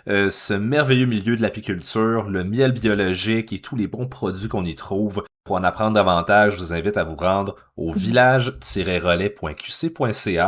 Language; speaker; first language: French; native; French